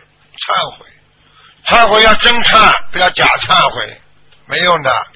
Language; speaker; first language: Chinese; native; Chinese